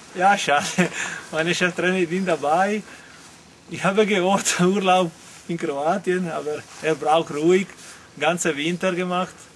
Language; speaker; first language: German; non-native, learner; Italian